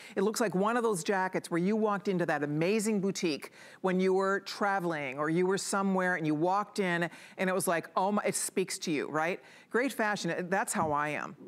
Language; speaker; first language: English; native; English